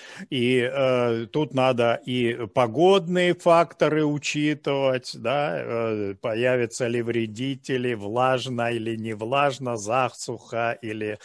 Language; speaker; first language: Russian; native; Russian